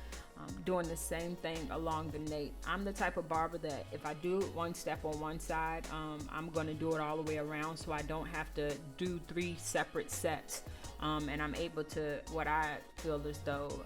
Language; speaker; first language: English; native; English